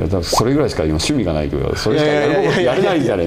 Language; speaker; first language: Japanese; native; Japanese